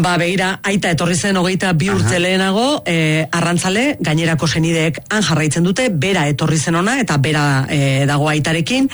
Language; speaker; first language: Basque; native; Basque